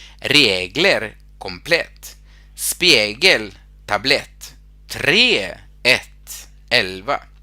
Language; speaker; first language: Swedish; non-native, fluent; Spanish